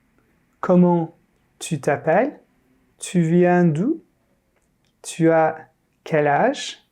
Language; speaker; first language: French; non-native, fluent; Turkish